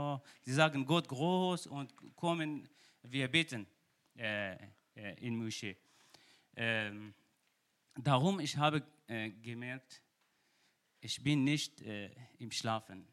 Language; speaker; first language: German; non-native, learner; Kurdish